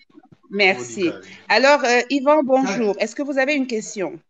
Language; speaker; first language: French; native; French